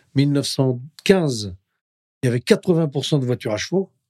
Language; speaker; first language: French; native; French